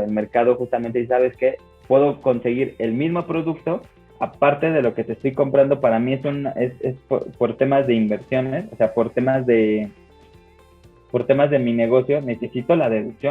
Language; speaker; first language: Spanish; native; Spanish